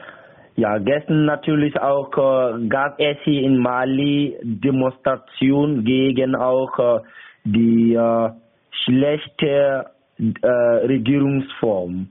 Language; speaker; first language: German; non-native, learner; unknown